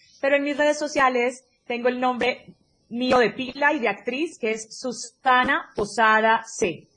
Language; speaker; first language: Spanish; native; Spanish